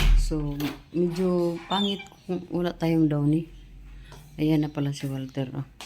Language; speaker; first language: Filipino; non-native, local second language; Cebuano